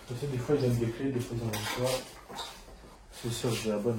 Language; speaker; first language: French; native; French